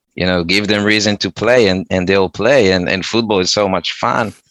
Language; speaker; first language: English; non-native, fluent; Hebrew